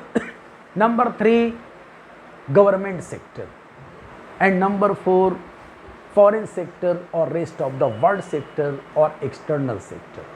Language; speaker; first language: English; non-native, local second language; Hindi